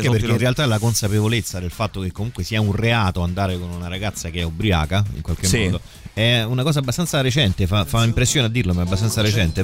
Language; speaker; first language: Italian; native; Italian